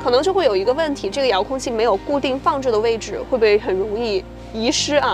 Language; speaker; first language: Chinese; native; Chinese